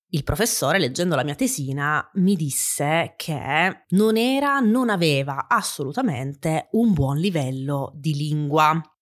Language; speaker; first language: Italian; native; Italian